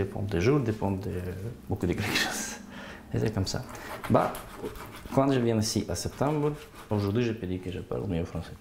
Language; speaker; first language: French; non-native, learner; Gagauz